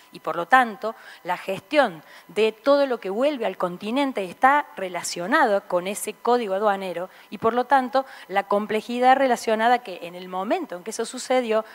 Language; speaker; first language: Spanish; native; Spanish